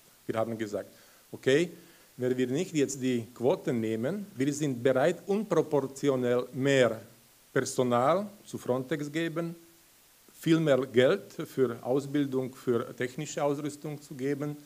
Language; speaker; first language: German; non-native, fluent; Slovak